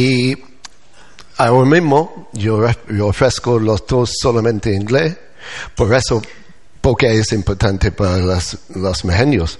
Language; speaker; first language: Spanish; non-native, learner; English